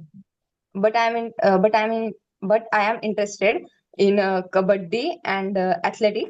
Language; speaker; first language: English; non-native, learner; Marathi